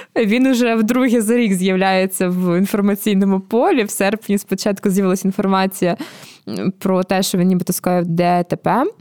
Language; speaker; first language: Ukrainian; native; Ukrainian